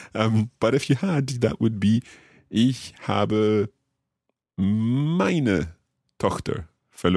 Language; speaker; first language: German; non-native, learner; English